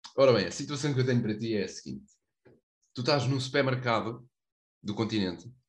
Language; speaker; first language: Portuguese; native; Portuguese